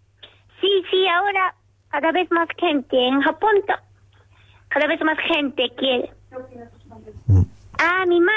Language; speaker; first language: Spanish; non-native, learner; Japanese